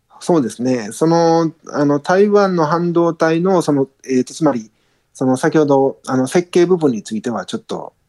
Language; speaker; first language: Japanese; native; Japanese